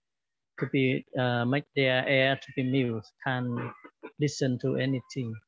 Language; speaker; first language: English; non-native, learner; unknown